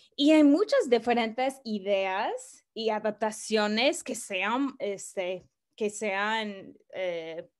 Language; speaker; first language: Spanish; non-native, fluent; English